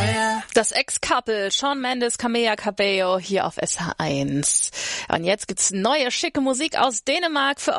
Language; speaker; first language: German; native; German